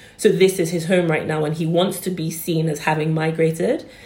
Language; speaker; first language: English; native; English